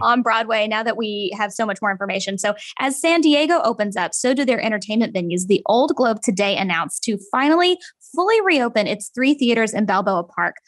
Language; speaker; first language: English; native; English